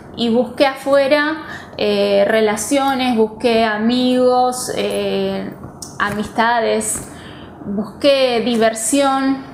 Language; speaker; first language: Spanish; native; Spanish